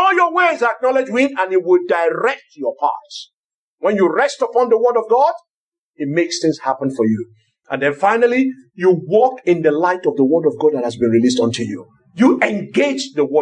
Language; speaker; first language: English; non-native, local second language; Yoruba